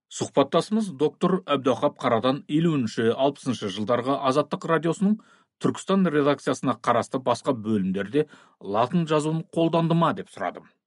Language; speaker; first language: Kazakh; native; Kazakh